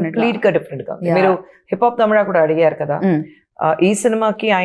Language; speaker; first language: Telugu; non-native, local second language; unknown